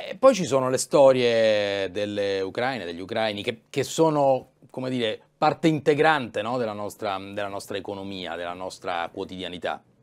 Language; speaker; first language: Italian; native; Italian